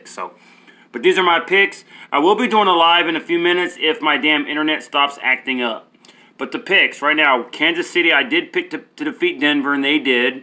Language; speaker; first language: English; native; English